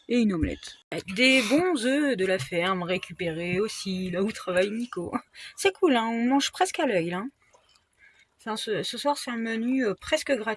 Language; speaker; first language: French; native; French